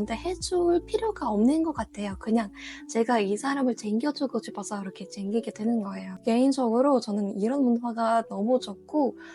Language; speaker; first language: Korean; non-native, fluent; Russian